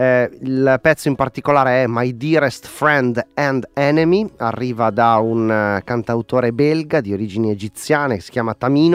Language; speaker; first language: Italian; native; Italian